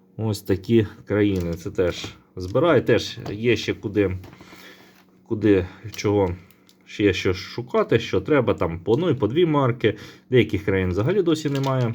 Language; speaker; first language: Ukrainian; non-native, local second language; Russian